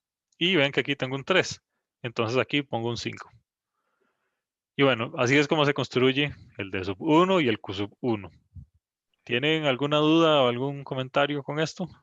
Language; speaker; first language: Spanish; native; Spanish